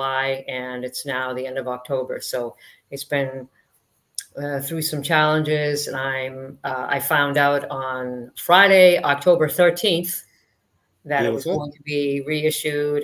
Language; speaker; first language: English; native; English